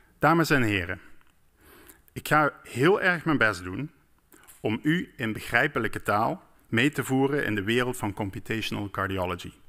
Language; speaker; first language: Dutch; native; Dutch